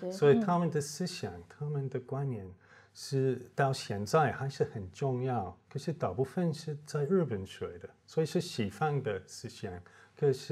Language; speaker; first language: Chinese; non-native, fluent; English